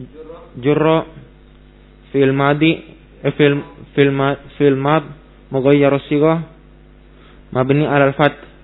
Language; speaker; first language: Arabic; non-native, learner; Indonesian